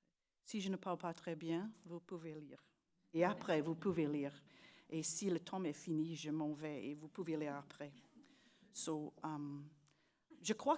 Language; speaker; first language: French; non-native, learner; English